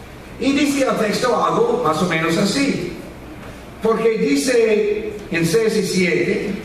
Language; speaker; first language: Spanish; non-native, fluent; English